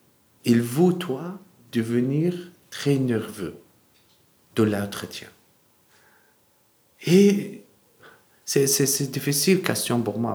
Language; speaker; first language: French; non-native, learner; Arabic